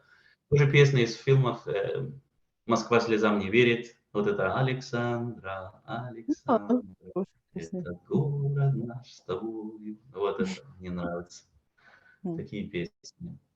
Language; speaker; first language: Russian; non-native, fluent; Swedish